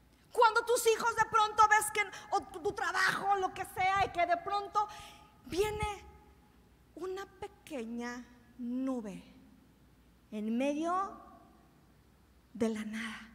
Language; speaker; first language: Spanish; native; Spanish